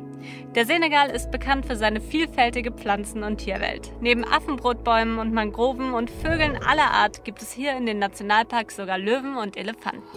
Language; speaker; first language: German; native; German